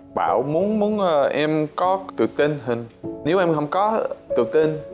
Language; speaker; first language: Vietnamese; non-native, learner; English